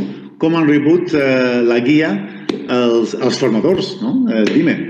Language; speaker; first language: Catalan; non-native, fluent; Spanish